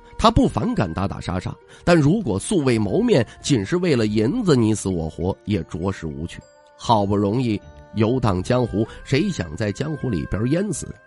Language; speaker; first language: Chinese; native; Chinese